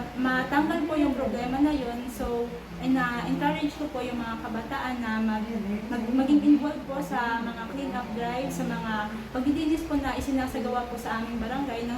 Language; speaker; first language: Filipino; native; Filipino